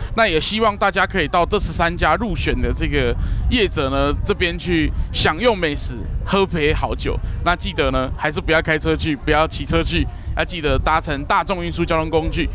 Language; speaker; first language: Chinese; native; Chinese